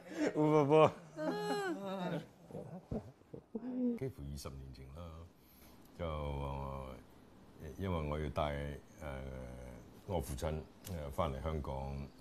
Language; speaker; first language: Chinese; native; Chinese